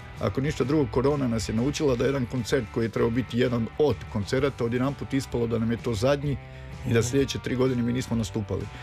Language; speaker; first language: Serbian; native; Serbian